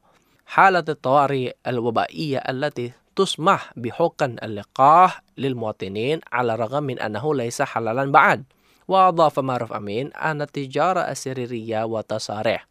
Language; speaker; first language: Arabic; non-native, fluent; Indonesian